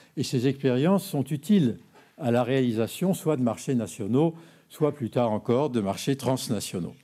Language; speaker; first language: French; native; French